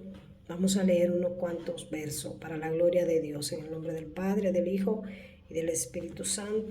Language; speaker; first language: Spanish; native; Spanish